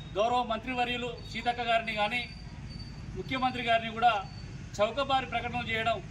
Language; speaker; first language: Telugu; native; Telugu